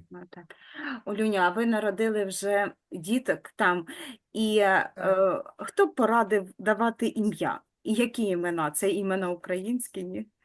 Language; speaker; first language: Ukrainian; native; Ukrainian